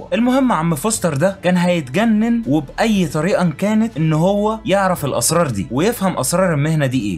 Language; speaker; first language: Arabic; native; Arabic